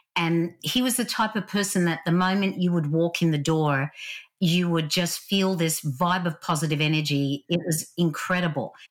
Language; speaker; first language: English; native; English